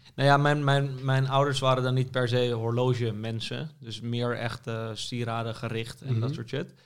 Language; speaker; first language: Dutch; native; Dutch